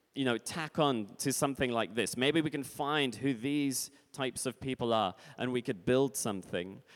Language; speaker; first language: English; native; English